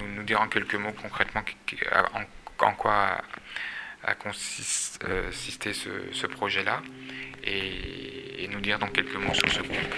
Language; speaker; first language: French; native; French